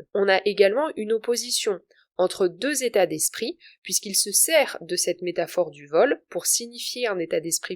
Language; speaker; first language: French; native; French